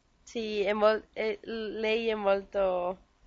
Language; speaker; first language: Italian; non-native, learner; Spanish